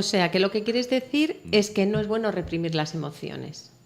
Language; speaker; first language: Spanish; native; Spanish